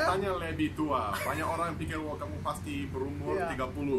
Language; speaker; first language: Indonesian; non-native, fluent; English